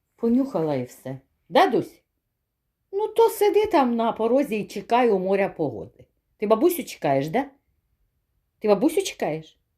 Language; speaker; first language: Ukrainian; native; Ukrainian